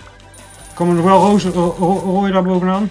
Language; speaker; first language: Dutch; native; Dutch